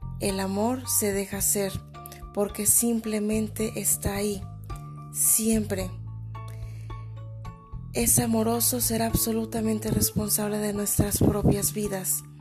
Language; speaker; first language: Spanish; native; Spanish